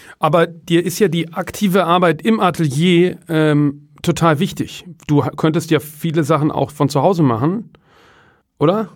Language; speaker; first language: German; native; German